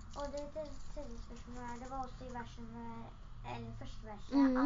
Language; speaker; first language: Norwegian; early bilingual, other home language; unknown